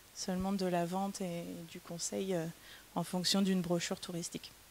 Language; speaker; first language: French; native; French